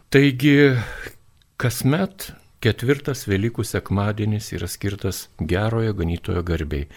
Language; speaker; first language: Lithuanian; native; Lithuanian